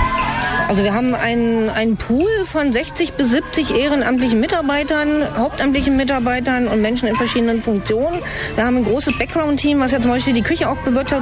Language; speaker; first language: German; native; German